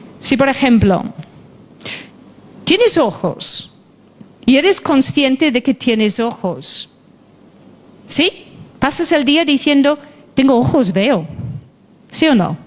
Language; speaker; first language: Spanish; non-native, fluent; English